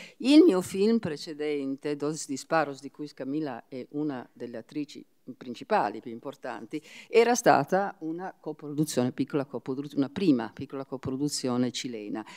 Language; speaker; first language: Italian; non-native, fluent; Spanish